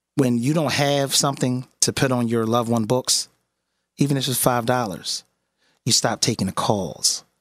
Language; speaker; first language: English; native; English